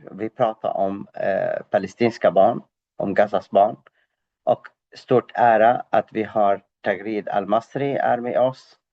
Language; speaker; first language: Swedish; non-native, fluent; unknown